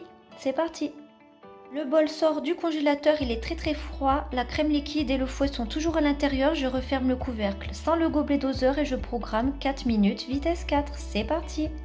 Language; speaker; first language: French; native; French